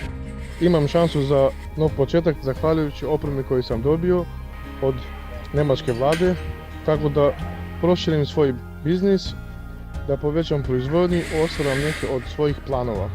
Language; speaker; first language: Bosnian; non-native, local second language; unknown